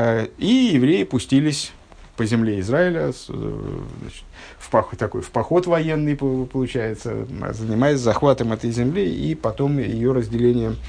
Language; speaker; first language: Russian; native; Russian